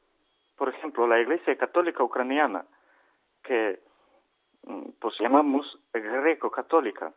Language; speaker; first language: Spanish; non-native, learner; Ukrainian